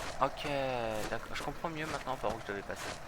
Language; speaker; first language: French; native; French